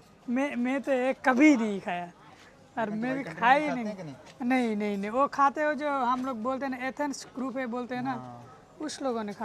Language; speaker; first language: Hindi; non-native, learner; Bangla